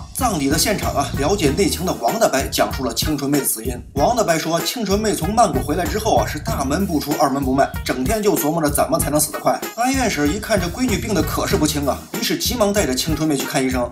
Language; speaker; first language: Chinese; native; Chinese